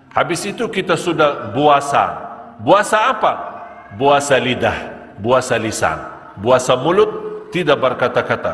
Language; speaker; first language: Indonesian; non-native, fluent; Arabic